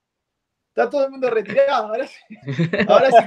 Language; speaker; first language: Portuguese; non-native, fluent; Spanish